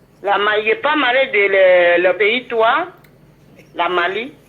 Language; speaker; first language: French; non-native, learner; Bini